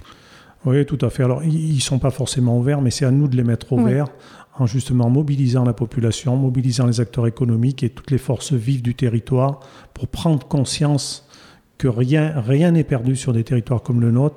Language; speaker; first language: French; native; French